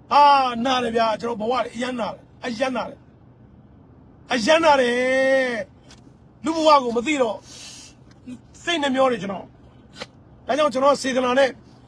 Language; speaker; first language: Burmese; native; Burmese